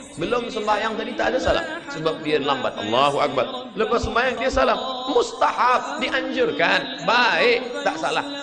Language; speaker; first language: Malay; native; Malay